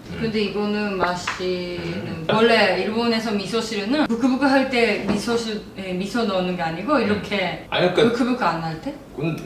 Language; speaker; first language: Korean; non-native, learner; Japanese